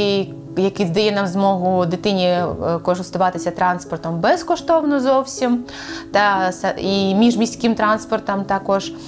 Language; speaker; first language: Ukrainian; native; Ukrainian